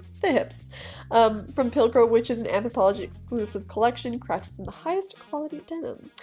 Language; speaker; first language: English; native; English